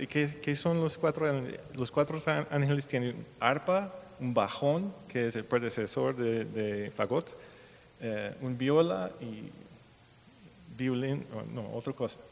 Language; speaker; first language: Spanish; non-native, fluent; English